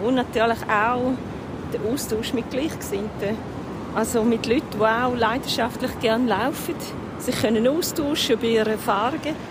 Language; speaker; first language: German; native; German